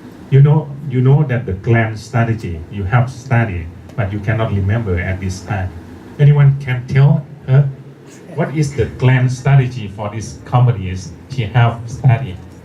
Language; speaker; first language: English; non-native, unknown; Thai